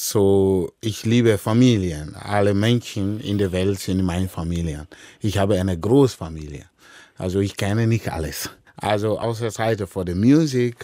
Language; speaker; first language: German; non-native, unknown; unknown